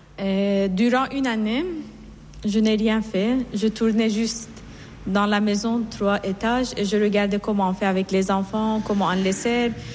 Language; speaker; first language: French; non-native, fluent; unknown